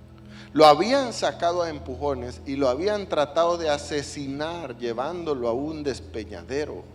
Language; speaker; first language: Spanish; native; Spanish